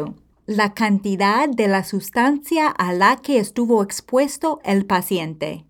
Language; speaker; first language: Spanish; non-native, fluent; English